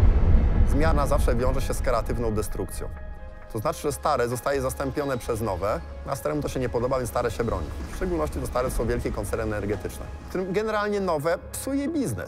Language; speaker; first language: Polish; native; Polish